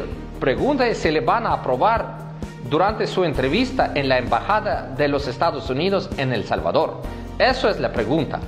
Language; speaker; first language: Spanish; non-native, fluent; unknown